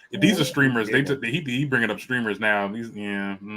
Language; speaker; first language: English; native; English